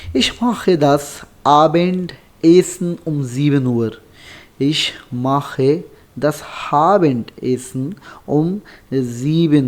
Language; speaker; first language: German; non-native, learner; Urdu